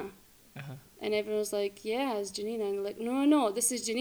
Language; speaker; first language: English; non-native, fluent; Lithuanian